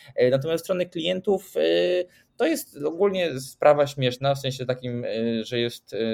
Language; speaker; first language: Polish; non-native, fluent; Swedish